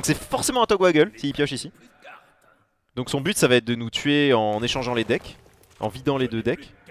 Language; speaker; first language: French; native; French